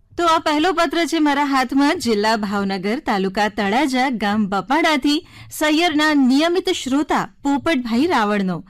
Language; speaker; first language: Gujarati; native; Gujarati